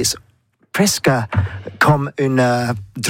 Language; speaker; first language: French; non-native, learner; English